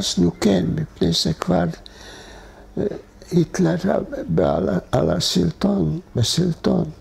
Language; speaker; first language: Hebrew; non-native, fluent; Hungarian